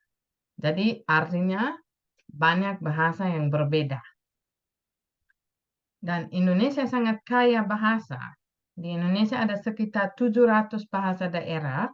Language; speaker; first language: Indonesian; non-native, fluent; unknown